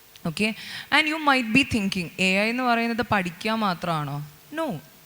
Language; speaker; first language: English; non-native, local second language; Malayalam